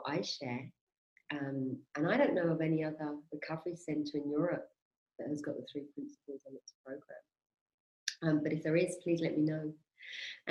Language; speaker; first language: English; native; English